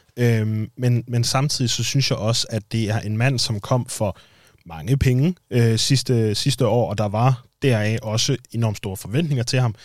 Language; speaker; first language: Danish; native; Danish